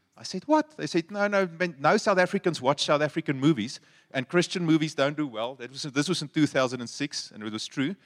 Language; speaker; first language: English; non-native, local second language; Afrikaans